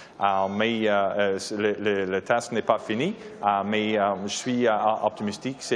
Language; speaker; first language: French; non-native, learner; English